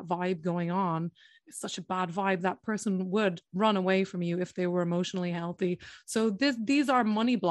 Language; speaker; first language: English; native; English